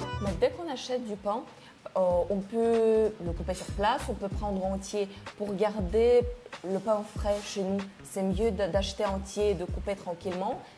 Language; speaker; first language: French; non-native, fluent; Russian